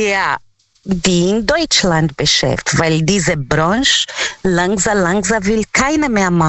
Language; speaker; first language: German; non-native, learner; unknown